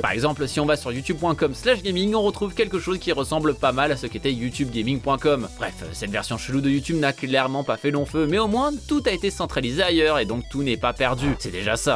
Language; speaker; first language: French; native; French